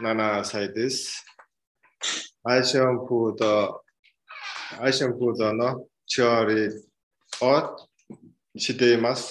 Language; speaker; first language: Japanese; non-native, learner; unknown